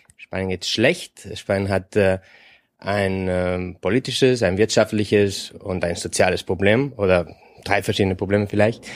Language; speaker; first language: German; non-native, fluent; Spanish